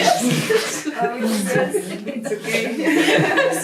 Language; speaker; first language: English; non-native, learner; Russian